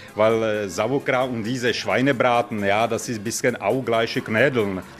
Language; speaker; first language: German; non-native, learner; Czech